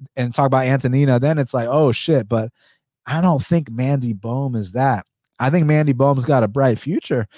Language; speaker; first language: English; early bilingual, other home language; Spanish